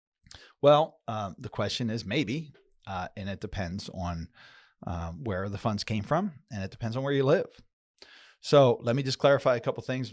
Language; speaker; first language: English; native; English